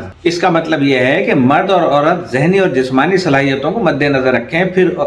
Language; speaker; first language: Urdu; native; Urdu